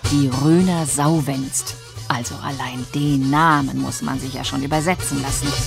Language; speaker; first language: German; native; German